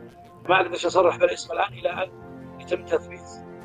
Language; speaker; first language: Arabic; native; Arabic